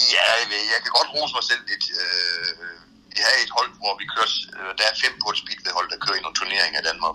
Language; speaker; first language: Danish; native; Danish